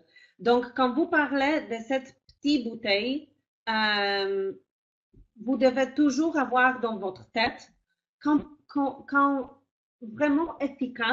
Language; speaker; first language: French; non-native, fluent; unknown